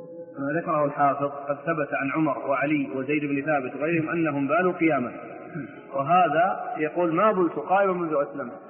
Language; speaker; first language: Arabic; native; Arabic